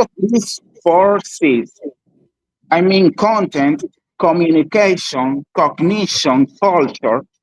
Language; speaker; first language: English; non-native, learner; Spanish